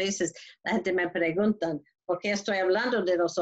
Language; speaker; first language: Spanish; non-native, learner; English